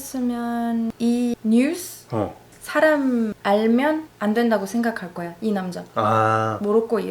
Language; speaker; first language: Korean; non-native, learner; Arabic